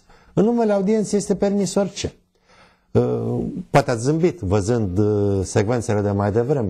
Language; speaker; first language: Romanian; native; Romanian